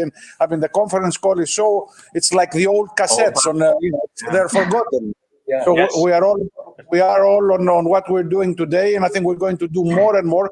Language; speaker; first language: English; non-native, fluent; Greek